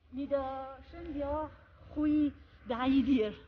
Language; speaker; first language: Chinese; non-native, learner; Persian